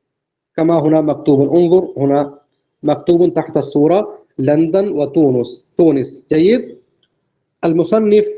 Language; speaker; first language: Arabic; non-native, fluent; Urdu